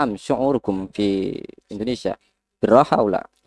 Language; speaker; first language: Arabic; non-native, learner; Indonesian